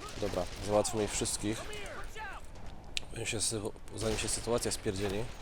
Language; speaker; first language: Polish; native; Polish